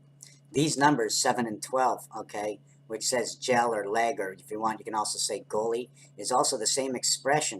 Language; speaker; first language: English; native; English